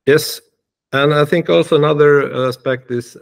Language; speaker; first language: English; non-native, fluent; Swedish